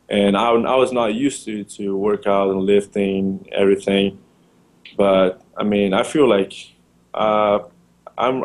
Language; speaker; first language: English; non-native, learner; Portuguese